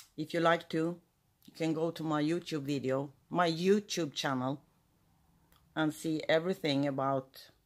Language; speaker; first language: English; non-native, fluent; Swedish